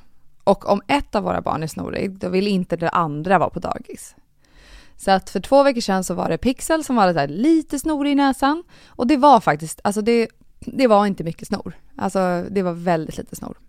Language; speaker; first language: Swedish; native; Swedish